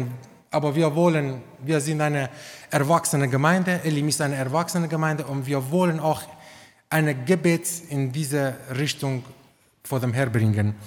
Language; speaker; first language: German; non-native, learner; Romanian